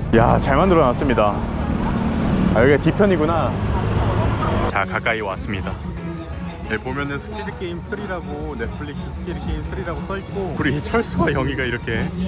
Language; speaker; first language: Korean; native; Korean